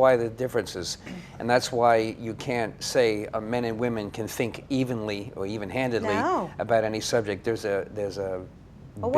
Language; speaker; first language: English; native; English